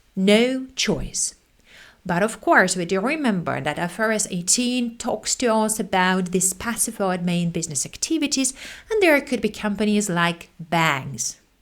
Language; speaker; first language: English; non-native, fluent; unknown